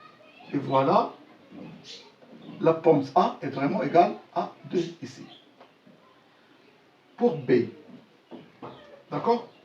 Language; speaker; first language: French; non-native, local second language; Arabic